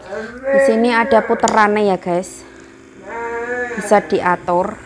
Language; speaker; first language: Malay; non-native, local second language; Javanese